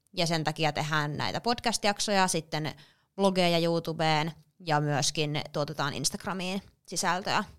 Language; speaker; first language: Finnish; native; Finnish